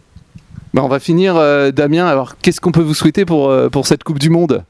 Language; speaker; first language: French; native; French